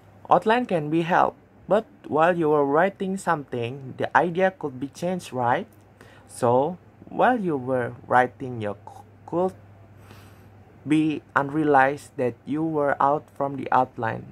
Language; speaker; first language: English; non-native, learner; Indonesian